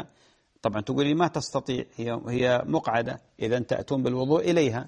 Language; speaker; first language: Arabic; native; Arabic